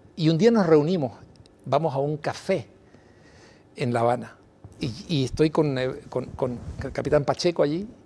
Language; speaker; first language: Spanish; native; Spanish